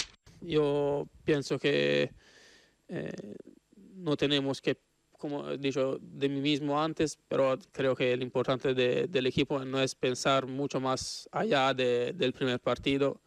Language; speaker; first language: Spanish; non-native, fluent; Italian